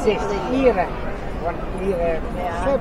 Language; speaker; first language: German; non-native, fluent; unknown